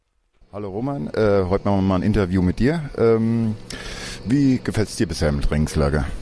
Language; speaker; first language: German; native; German